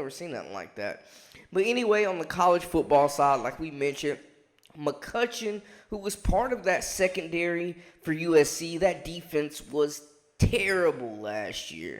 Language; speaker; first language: English; native; English